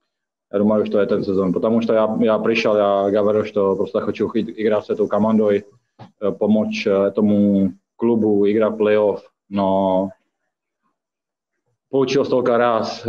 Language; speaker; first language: Russian; non-native, fluent; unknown